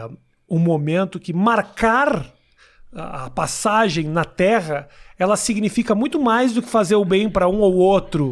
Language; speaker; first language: Portuguese; native; Portuguese